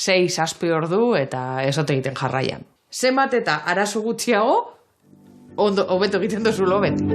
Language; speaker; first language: Basque; native; Basque